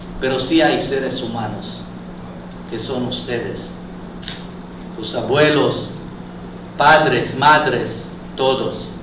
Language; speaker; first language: Spanish; non-native, fluent; Hebrew